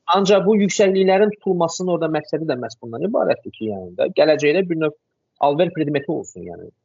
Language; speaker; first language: Azerbaijani; non-native, local second language; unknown